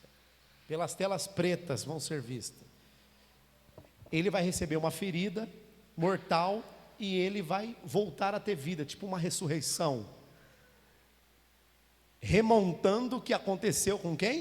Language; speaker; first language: Portuguese; native; Portuguese